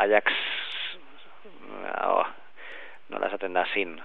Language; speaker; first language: Basque; non-native, learner; Spanish